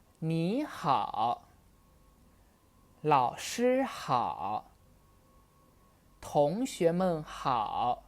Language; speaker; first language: Chinese; non-native, fluent; Burmese